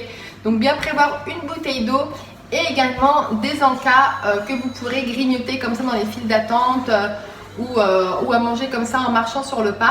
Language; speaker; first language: French; native; French